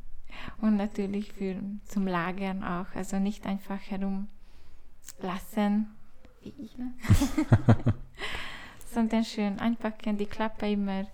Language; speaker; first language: German; non-native, learner; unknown